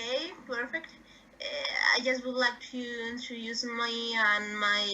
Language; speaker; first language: English; non-native, fluent; Spanish